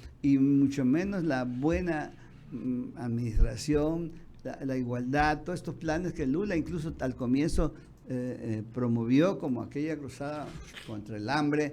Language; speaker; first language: Spanish; native; Spanish